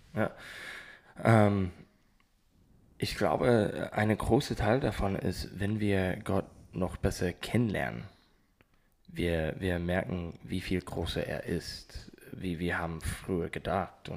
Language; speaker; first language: German; non-native, learner; English